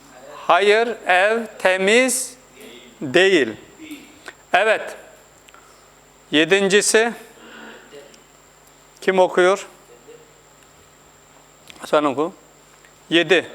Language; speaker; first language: Turkish; non-native, fluent; Urdu